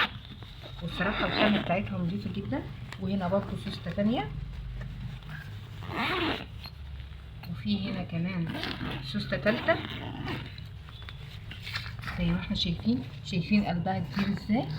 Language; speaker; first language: Arabic; native; Arabic